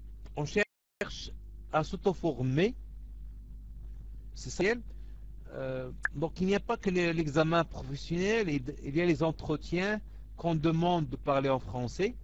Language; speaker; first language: French; non-native, local second language; Arabic